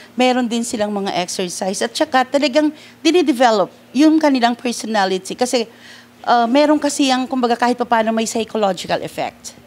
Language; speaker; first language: Filipino; non-native, local second language; Bikol